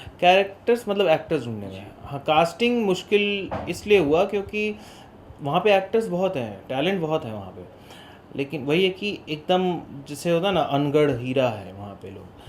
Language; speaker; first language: Hindi; non-native, local second language; Bhojpuri